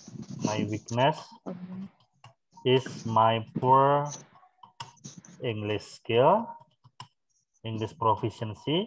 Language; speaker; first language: English; non-native, fluent; Indonesian